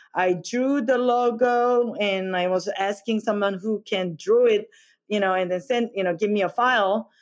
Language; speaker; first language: English; non-native, fluent; Korean